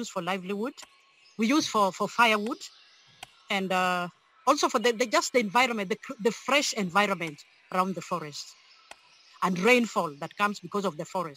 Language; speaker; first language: English; non-native, local second language; Luo (Kenya and Tanzania)